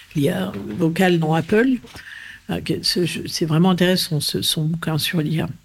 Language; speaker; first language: French; native; French